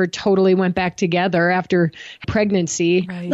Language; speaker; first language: English; native; English